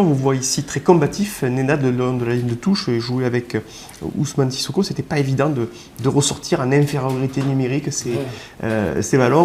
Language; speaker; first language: French; native; French